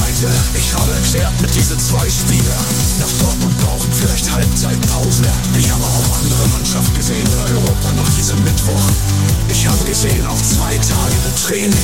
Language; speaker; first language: German; non-native, learner; Italian